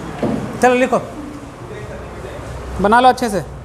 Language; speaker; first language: Hindi; native; Hindi